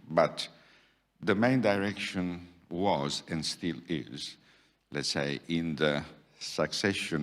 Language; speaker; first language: English; non-native, fluent; Italian